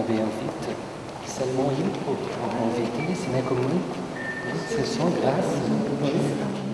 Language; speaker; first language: French; non-native, learner; Portuguese